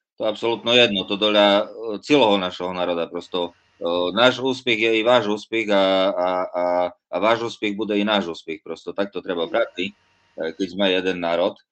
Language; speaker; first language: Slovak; non-native, local second language; Rusyn